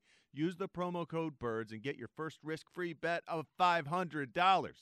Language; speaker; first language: English; native; English